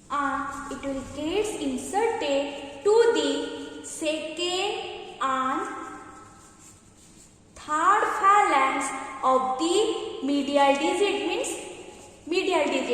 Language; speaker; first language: English; non-native, local second language; Hindi